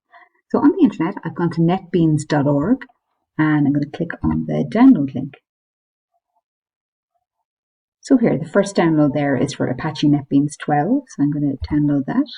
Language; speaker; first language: English; native; English